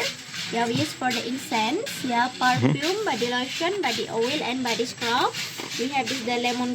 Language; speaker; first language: English; non-native, local second language; Indonesian